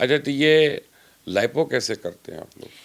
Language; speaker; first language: Urdu; native; Urdu